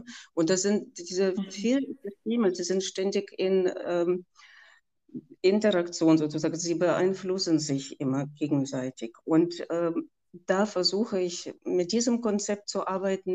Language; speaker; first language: German; non-native, fluent; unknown